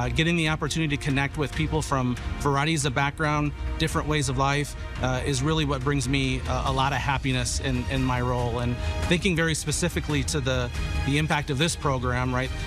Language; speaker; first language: English; native; English